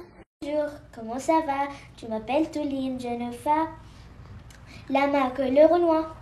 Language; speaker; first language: French; non-native, learner; Arabic